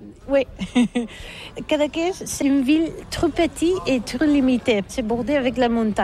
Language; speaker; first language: French; non-native, learner; Catalan